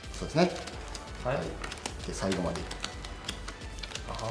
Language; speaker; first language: Japanese; non-native, learner; Korean